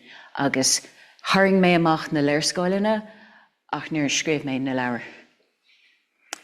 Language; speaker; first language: Irish; non-native, local second language; English